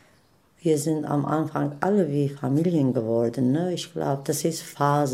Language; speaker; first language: German; non-native, learner; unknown